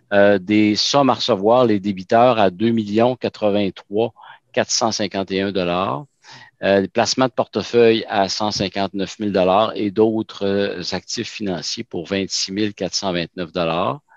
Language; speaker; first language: French; native; French